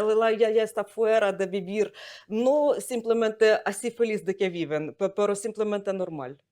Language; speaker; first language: Spanish; non-native, fluent; Ukrainian